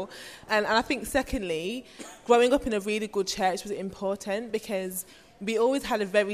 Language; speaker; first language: English; native; English